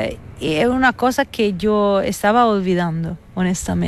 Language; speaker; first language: Spanish; non-native, fluent; Italian